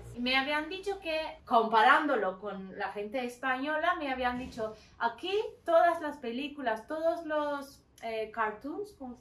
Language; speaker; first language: Spanish; non-native, learner; Turkish